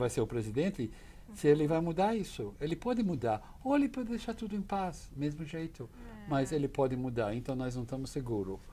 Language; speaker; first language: Portuguese; non-native, fluent; English